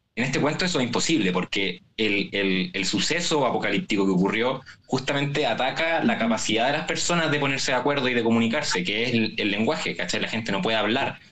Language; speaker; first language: Spanish; native; Spanish